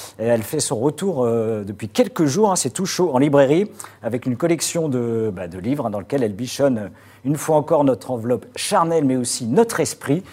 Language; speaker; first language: French; native; French